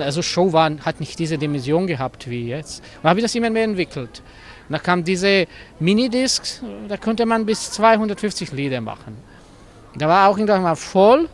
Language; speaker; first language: German; non-native, learner; Croatian